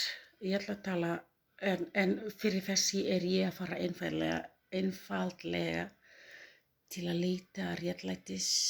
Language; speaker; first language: Icelandic; non-native, learner; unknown